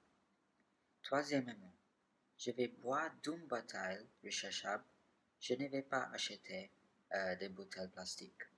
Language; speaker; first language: French; non-native, learner; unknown